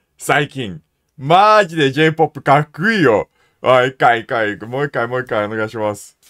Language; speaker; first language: Japanese; non-native, learner; English